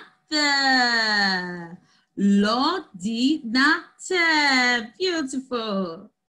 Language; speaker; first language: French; non-native, fluent; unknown